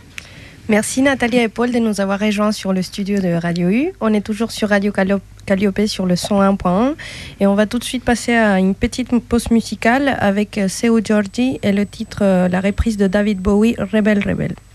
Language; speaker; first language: French; non-native, fluent; Portuguese